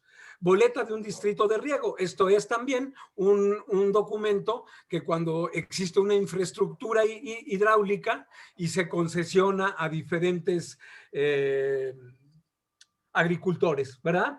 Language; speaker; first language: Spanish; native; Spanish